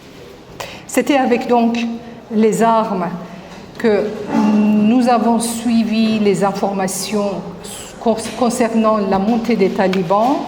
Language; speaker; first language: French; non-native, fluent; Persian